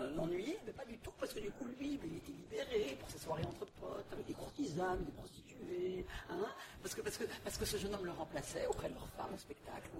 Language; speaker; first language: French; native; French